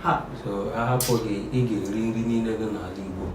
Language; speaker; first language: Igbo; native; Igbo